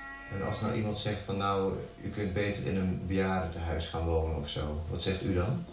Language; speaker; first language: Dutch; native; Dutch